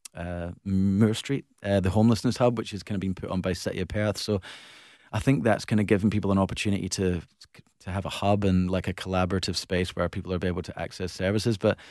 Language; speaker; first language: English; native; English